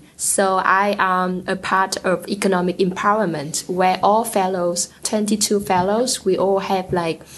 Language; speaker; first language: English; non-native, learner; Vietnamese